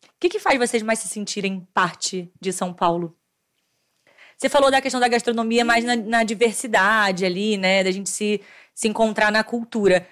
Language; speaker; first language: Portuguese; native; Portuguese